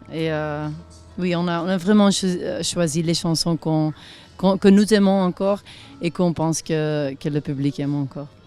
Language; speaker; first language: French; non-native, local second language; Dutch